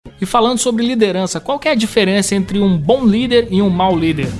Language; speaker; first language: Portuguese; native; Portuguese